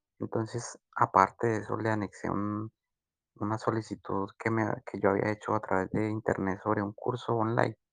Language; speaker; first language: Spanish; native; Spanish